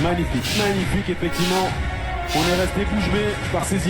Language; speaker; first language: French; native; French